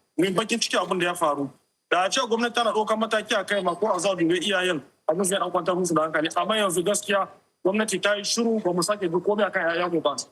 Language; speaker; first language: Hausa; non-native, local second language; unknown